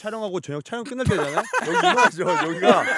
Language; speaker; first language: Korean; native; Korean